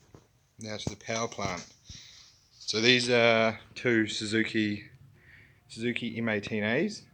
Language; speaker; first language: English; native; English